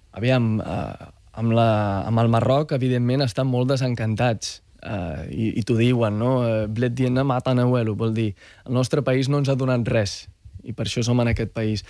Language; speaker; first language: Catalan; early bilingual, other home language; Arabic